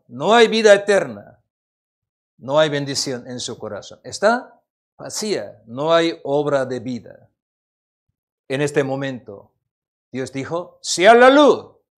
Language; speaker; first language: Spanish; non-native, learner; Korean